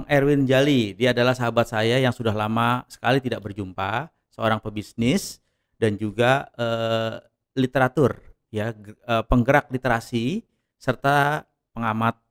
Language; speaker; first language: Indonesian; native; Indonesian